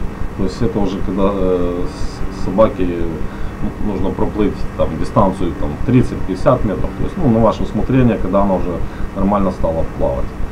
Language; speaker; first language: Russian; native; Russian